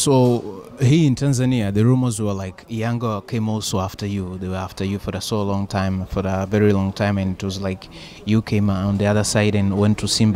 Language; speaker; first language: English; non-native, local second language; Swahili